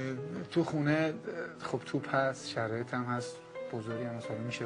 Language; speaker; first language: Persian; native; Persian